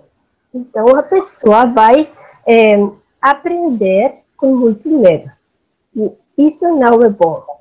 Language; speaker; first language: Portuguese; non-native, learner; Spanish